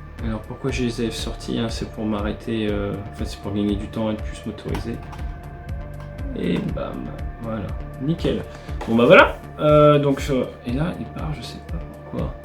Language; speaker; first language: French; native; French